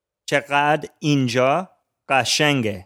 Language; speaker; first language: Persian; non-native, learner; English